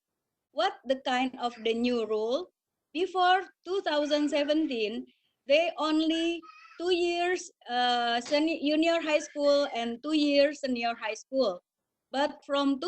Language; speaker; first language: English; non-native, learner; Indonesian